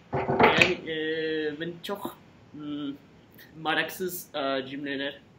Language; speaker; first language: Azerbaijani; non-native, learner; French